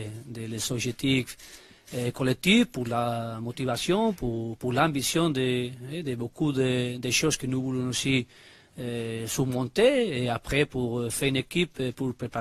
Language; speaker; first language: French; non-native, learner; Spanish